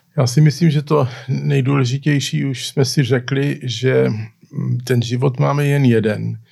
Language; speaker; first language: Czech; early bilingual, heritage; Czech